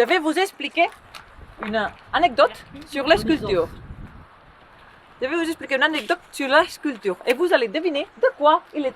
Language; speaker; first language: French; non-native, local second language; Catalan